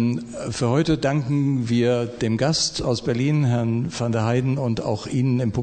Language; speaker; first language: German; native; German